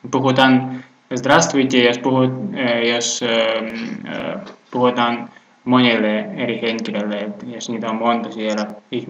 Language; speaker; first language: Finnish; non-native, fluent; Russian